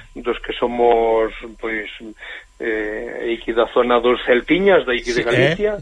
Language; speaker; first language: Galician; native; Galician